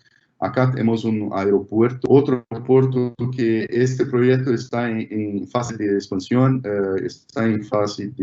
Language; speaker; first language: Spanish; non-native, fluent; Portuguese